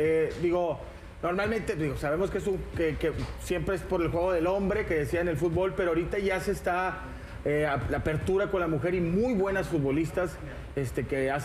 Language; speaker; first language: Spanish; native; Spanish